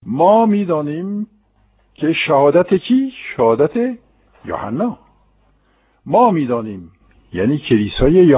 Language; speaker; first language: Persian; non-native, fluent; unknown